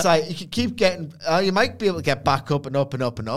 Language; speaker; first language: English; native; English